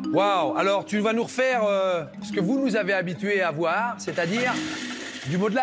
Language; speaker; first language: French; native; French